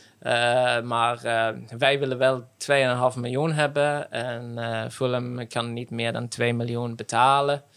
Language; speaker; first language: Dutch; non-native, fluent; Norwegian